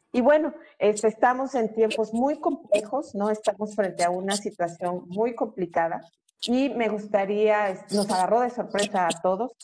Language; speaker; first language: Spanish; native; Spanish